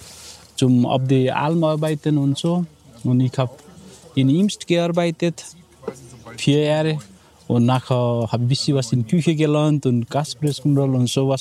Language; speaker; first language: German; non-native, learner; Nepali